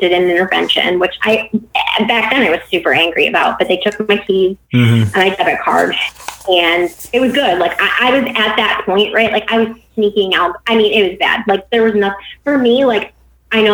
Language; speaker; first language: English; native; English